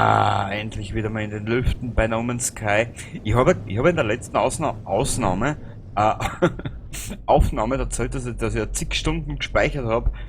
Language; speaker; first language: German; native; German